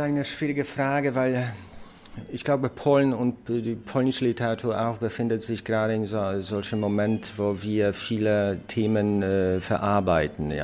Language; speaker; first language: German; non-native, fluent; Polish